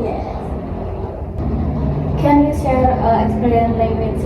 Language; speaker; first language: English; non-native, learner; Indonesian